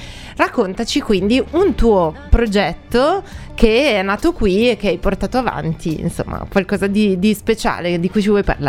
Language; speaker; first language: Italian; native; Italian